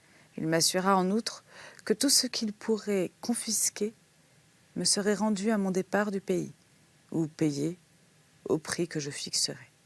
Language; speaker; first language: French; native; French